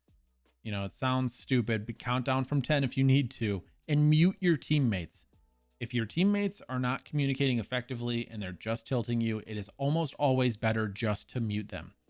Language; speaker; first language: English; native; English